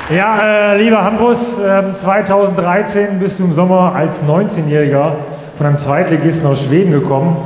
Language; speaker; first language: German; native; German